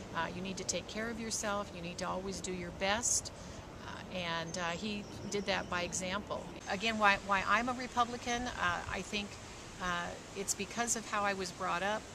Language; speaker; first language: English; native; English